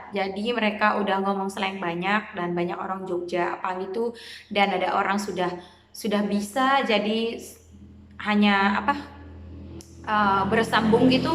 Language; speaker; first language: Indonesian; non-native, fluent; Khmer